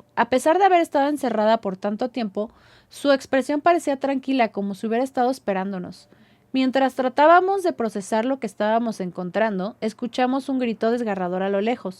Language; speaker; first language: Spanish; native; Spanish